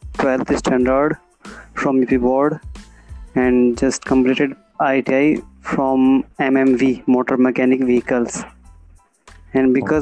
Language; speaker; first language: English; non-native, learner; Hindi